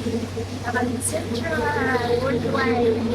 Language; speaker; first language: Filipino; native; Filipino